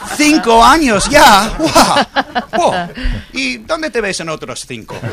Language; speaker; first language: Spanish; non-native, fluent; English